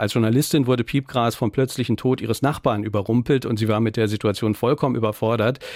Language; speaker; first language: German; native; German